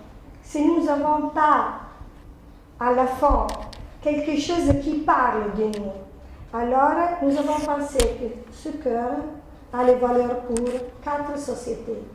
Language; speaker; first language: French; non-native, fluent; Italian